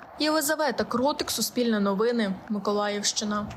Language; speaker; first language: Ukrainian; native; Ukrainian